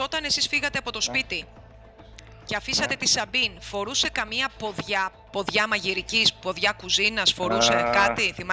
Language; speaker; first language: Greek; native; Greek